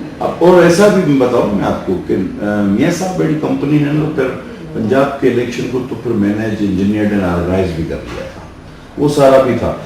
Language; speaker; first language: Urdu; non-native, local second language; Sindhi